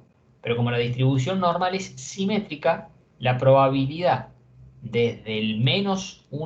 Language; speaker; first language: Spanish; native; Spanish